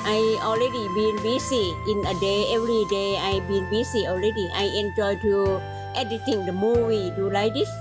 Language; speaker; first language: English; non-native, learner; Thai